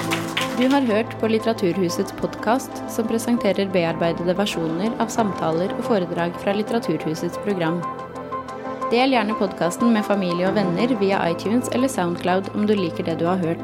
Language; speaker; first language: Norwegian; native; Norwegian